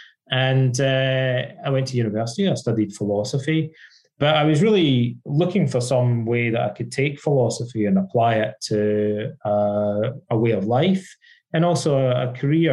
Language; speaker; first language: English; native; English